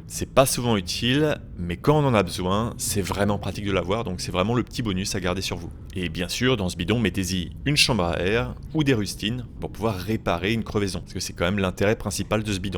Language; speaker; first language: French; native; French